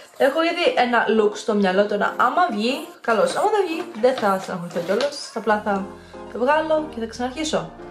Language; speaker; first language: Greek; early bilingual, heritage; Greek